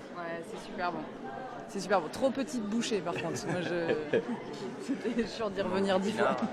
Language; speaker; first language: French; native; French